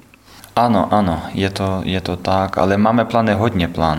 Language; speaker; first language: Czech; non-native, learner; Ukrainian